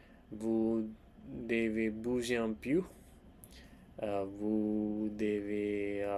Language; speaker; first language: French; non-native, learner; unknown